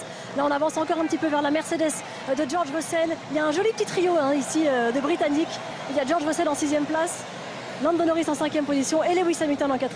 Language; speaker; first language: French; native; French